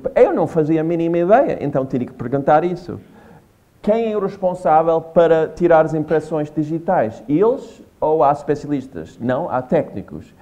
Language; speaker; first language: Portuguese; non-native, fluent; English